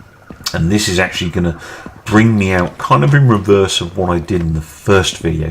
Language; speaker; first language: English; native; English